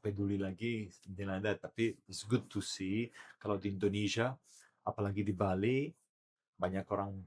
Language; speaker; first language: Indonesian; non-native, learner; Italian